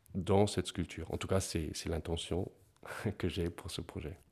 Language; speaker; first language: French; non-native, fluent; German